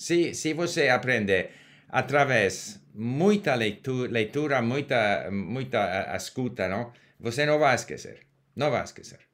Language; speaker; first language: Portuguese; non-native, learner; English